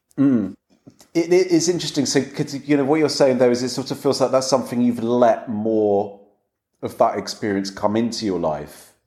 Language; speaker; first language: English; native; English